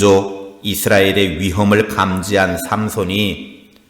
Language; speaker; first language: Korean; native; Korean